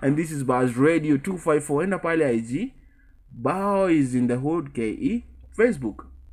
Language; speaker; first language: English; non-native, local second language; Swahili